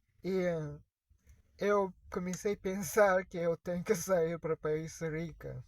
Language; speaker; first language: Portuguese; non-native, fluent; Russian